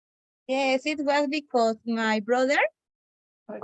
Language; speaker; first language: English; non-native, learner; Spanish